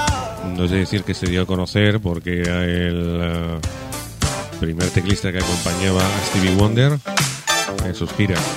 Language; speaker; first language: Spanish; native; Spanish